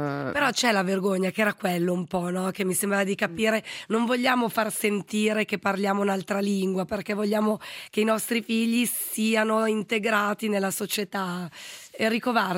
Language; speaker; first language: Italian; native; Italian